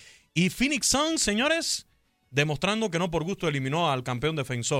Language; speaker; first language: Spanish; native; Spanish